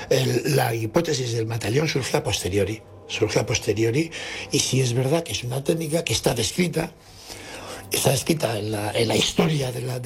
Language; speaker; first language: Spanish; native; Spanish